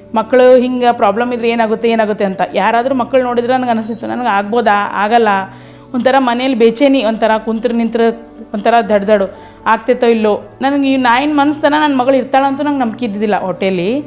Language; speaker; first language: Kannada; native; Kannada